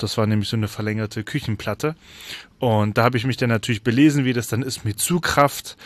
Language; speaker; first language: German; native; German